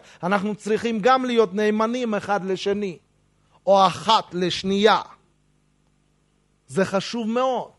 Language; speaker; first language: Hebrew; non-native, fluent; Russian